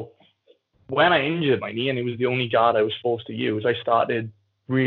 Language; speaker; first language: English; native; English